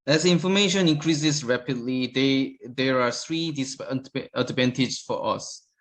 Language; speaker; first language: English; non-native, learner; Korean